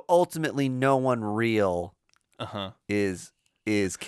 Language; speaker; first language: English; native; English